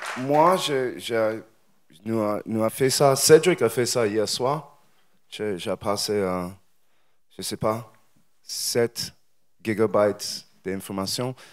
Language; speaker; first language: French; non-native, learner; English